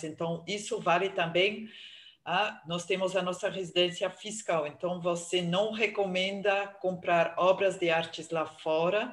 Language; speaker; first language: Portuguese; non-native, fluent; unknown